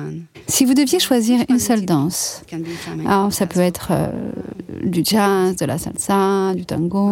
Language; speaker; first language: French; native; French